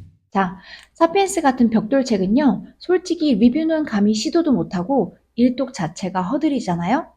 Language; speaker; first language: Korean; native; Korean